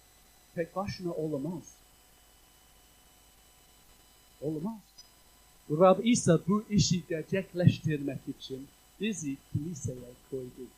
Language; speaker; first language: Turkish; non-native, fluent; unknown